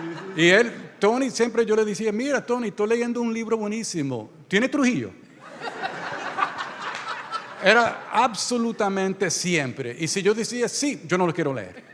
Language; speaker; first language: Spanish; early bilingual, heritage; Spanish